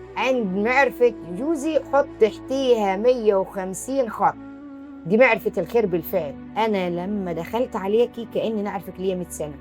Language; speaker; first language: Egyptian Arabic; native; Egyptian Arabic